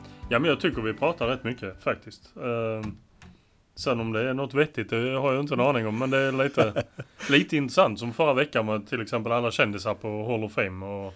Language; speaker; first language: Swedish; native; Swedish